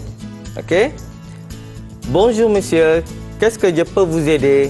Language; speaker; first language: French; non-native, fluent; Malay